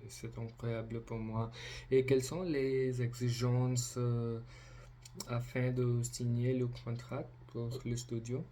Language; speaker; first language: French; non-native, learner; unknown